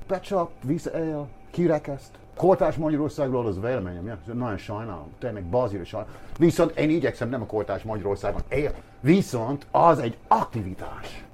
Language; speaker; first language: Hungarian; non-native, fluent; English